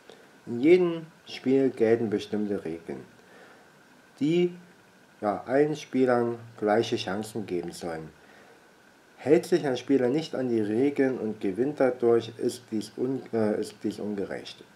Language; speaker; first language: German; native; German